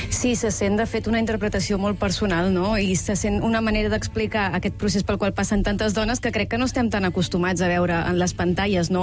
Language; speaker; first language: Catalan; native; Catalan